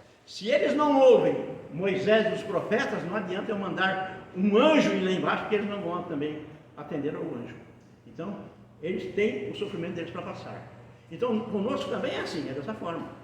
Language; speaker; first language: Portuguese; native; Portuguese